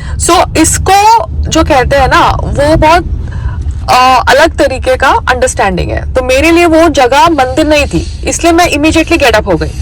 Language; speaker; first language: Hindi; native; Hindi